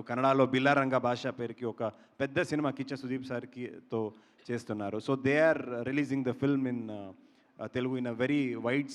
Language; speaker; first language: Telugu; non-native, learner; Kannada